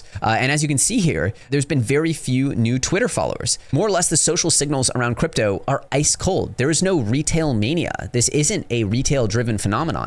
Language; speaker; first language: English; native; English